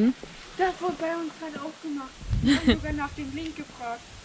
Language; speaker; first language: German; native; German